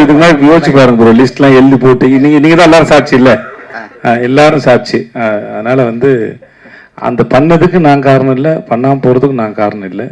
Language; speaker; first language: Tamil; native; Tamil